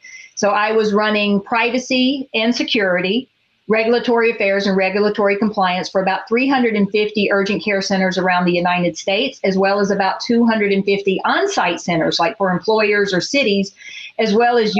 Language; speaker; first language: English; native; English